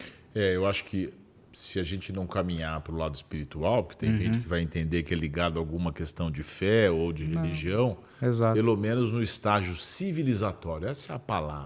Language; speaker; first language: Portuguese; native; Portuguese